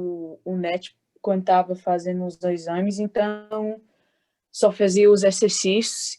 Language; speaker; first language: Portuguese; early bilingual, heritage; Portuguese